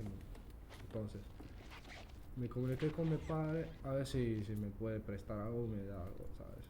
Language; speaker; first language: Spanish; non-native, learner; Arabic